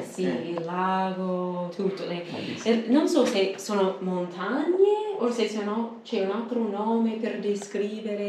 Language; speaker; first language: Italian; non-native, learner; English